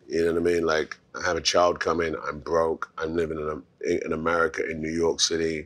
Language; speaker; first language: English; native; English